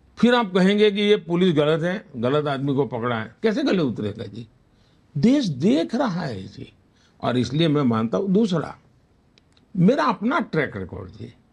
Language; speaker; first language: Hindi; non-native, local second language; Gujarati